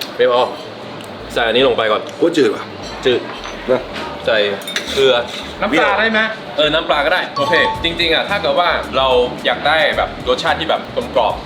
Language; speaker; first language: Thai; non-native, fluent; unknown